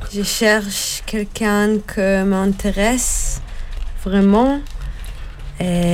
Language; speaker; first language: French; non-native, learner; Hebrew